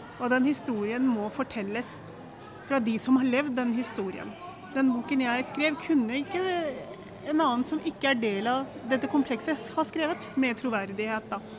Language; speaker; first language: Norwegian; early bilingual, other home language; Urdu